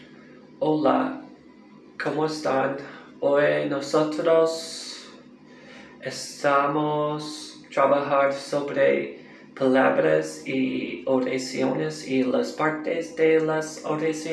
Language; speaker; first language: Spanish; non-native, learner; English